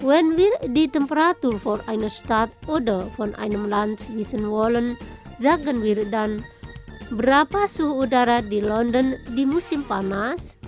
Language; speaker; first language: German; non-native, fluent; Indonesian